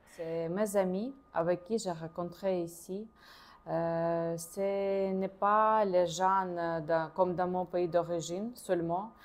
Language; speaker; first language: French; non-native, learner; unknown